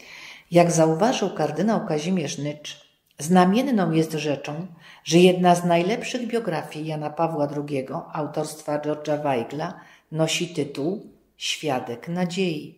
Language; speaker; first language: Polish; native; Polish